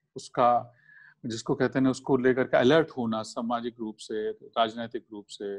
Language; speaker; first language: Hindi; native; Hindi